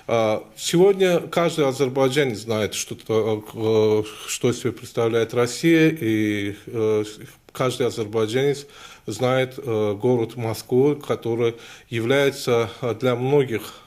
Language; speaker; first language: Russian; non-native, local second language; Azerbaijani